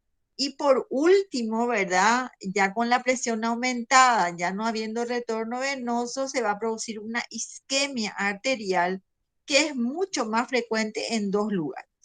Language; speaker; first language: Spanish; native; Spanish